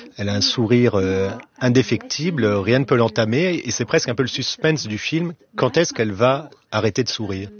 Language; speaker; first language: French; native; French